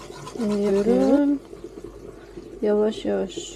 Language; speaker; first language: Turkish; non-native, learner; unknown